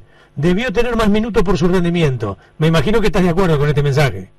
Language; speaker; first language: Spanish; native; Spanish